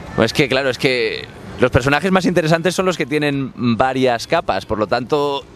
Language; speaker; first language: Spanish; native; Spanish